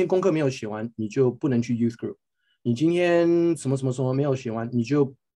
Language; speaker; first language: Chinese; early bilingual, heritage; Chinese